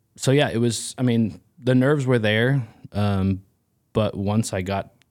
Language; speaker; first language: English; native; English